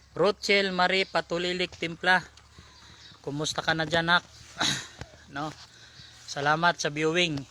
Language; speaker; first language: Filipino; native; Filipino